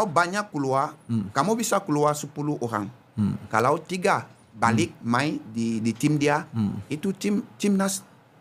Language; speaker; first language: Indonesian; non-native, learner; Japanese